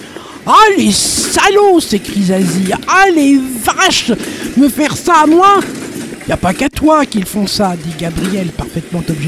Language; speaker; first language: French; native; French